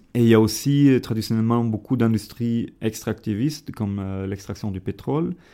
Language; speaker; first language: French; non-native, fluent; German